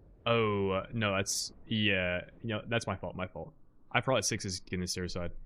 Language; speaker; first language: English; native; English